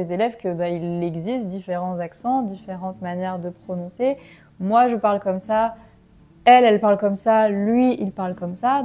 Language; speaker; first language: French; native; French